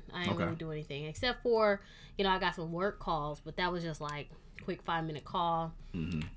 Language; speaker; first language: English; native; English